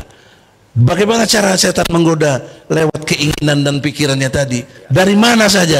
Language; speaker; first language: Indonesian; native; Indonesian